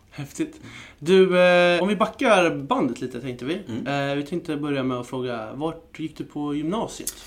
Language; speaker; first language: Swedish; native; Swedish